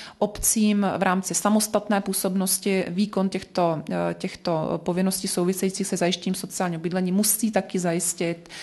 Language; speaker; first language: Czech; native; Czech